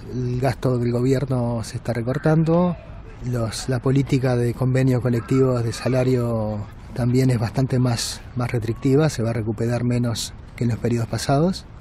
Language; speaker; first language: Spanish; native; Spanish